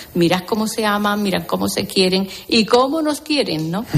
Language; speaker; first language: Spanish; native; Spanish